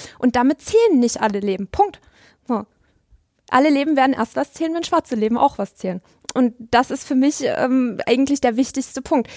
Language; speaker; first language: German; native; German